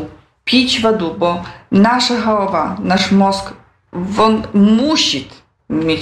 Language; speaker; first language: Polish; non-native, local second language; Belarusian